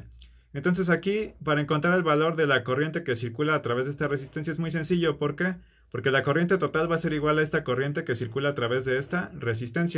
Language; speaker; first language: Spanish; native; Spanish